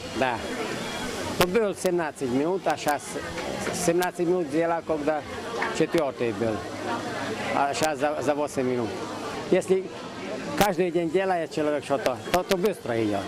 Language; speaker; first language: Russian; non-native, local second language; Hungarian